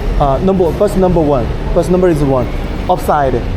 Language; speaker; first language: English; non-native, learner; Korean